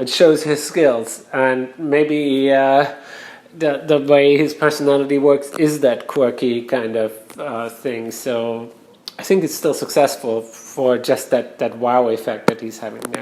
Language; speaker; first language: English; non-native, fluent; German